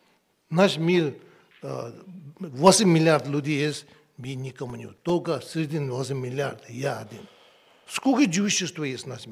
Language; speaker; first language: Russian; non-native, learner; Tibetan